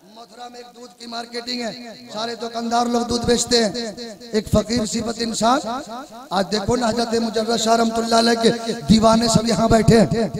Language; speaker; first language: Hindi; non-native, local second language; Urdu